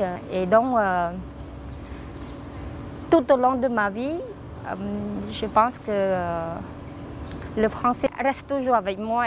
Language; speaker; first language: French; non-native, fluent; Khmer